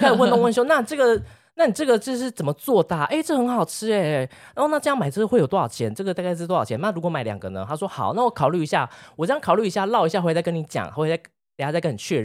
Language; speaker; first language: Chinese; native; Chinese